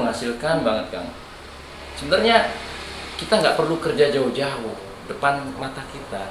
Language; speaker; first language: Indonesian; native; Indonesian